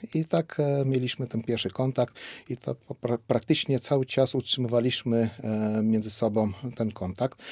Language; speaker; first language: Polish; non-native, fluent; Armenian